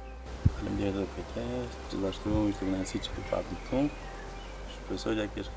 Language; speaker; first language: Albanian; native; Albanian